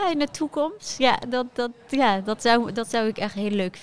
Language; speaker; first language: Dutch; non-native, fluent; Persian